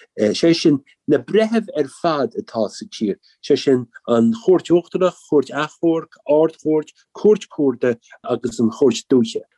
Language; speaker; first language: Irish; native; Irish